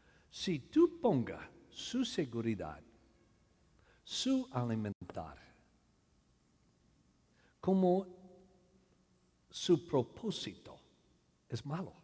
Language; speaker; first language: Spanish; non-native, learner; English